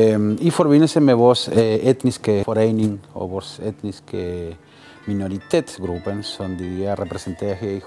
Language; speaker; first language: Danish; non-native, fluent; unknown